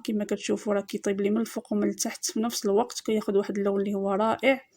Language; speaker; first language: Arabic; native; Arabic